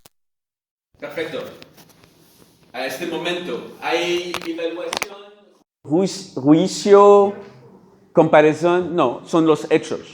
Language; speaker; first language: Spanish; non-native, learner; French